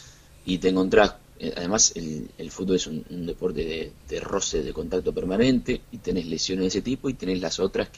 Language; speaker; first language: Spanish; native; Spanish